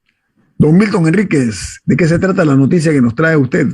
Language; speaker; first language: Spanish; native; Spanish